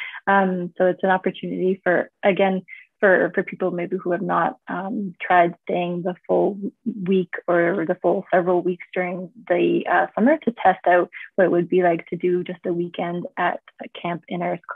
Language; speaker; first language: English; native; English